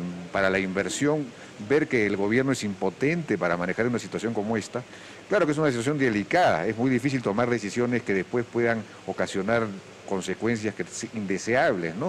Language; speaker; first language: Spanish; native; Spanish